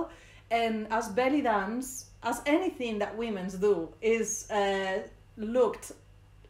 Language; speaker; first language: English; non-native, fluent; Spanish